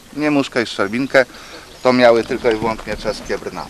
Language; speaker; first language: Polish; native; Polish